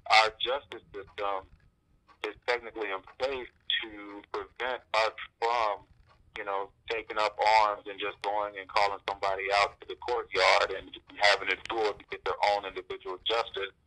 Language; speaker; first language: English; native; English